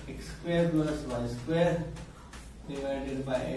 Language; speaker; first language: English; non-native, local second language; Gujarati